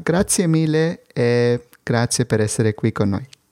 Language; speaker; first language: Italian; non-native, fluent; Spanish